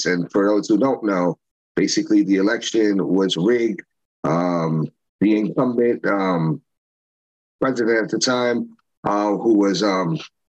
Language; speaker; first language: English; native; English